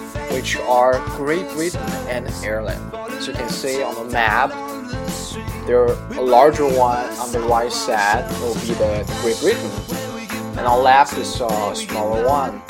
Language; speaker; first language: English; non-native, fluent; Chinese